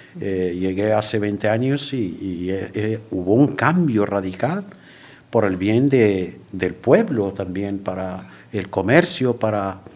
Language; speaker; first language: Spanish; non-native, fluent; Arabic